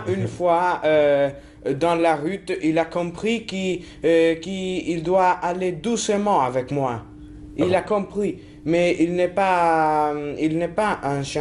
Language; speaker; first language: French; non-native, learner; Italian